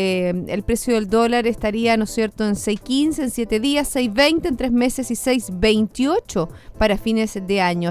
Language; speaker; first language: Spanish; native; Spanish